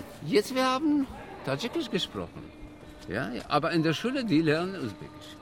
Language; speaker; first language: German; non-native, learner; Tajik